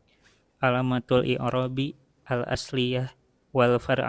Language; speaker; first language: Arabic; non-native, learner; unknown